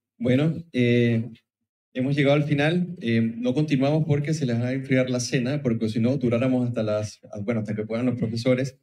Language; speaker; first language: Spanish; native; Spanish